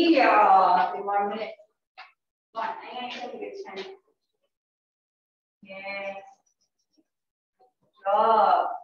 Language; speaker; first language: English; non-native, fluent; Indonesian